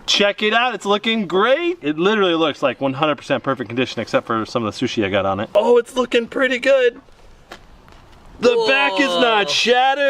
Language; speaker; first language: English; native; English